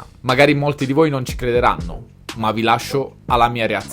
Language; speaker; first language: Italian; native; Italian